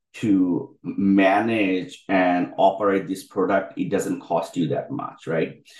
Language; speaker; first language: English; non-native, local second language; Bangla